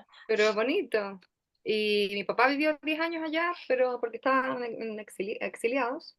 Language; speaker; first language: Spanish; native; Spanish